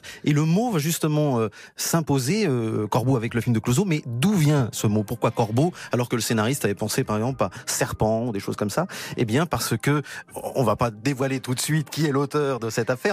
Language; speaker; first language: French; native; French